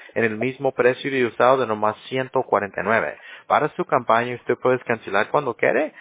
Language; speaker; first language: Spanish; early bilingual, heritage; Spanish